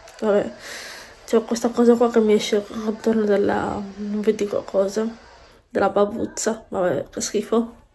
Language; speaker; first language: Italian; native; Italian